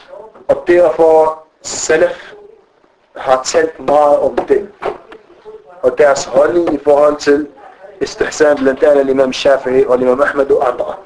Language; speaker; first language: Danish; non-native, fluent; Arabic